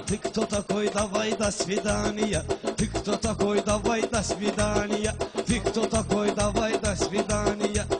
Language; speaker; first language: Russian; non-native, learner; Azerbaijani